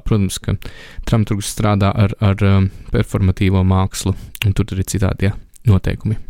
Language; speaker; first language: Latvian; native; Latvian